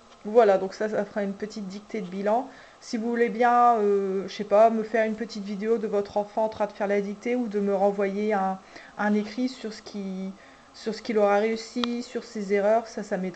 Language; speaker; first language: French; native; French